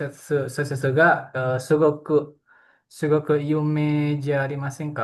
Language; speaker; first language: Japanese; non-native, learner; Indonesian